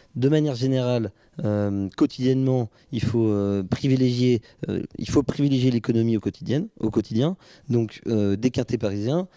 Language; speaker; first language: French; native; French